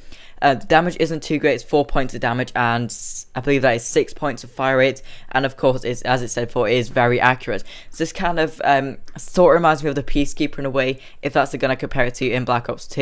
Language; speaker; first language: English; native; English